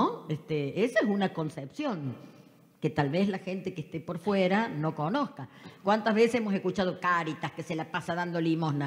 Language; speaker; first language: Spanish; native; Spanish